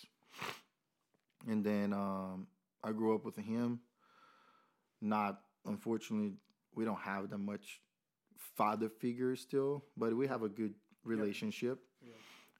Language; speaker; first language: English; non-native, fluent; Portuguese